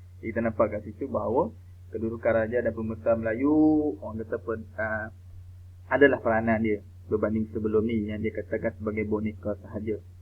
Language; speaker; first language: Malay; native; Malay